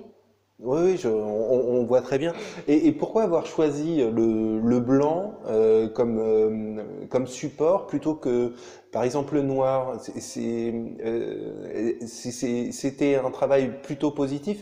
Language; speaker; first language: French; native; French